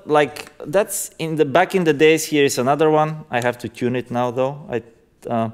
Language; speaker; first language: English; non-native, fluent; Bulgarian